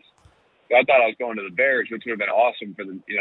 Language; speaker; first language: English; native; English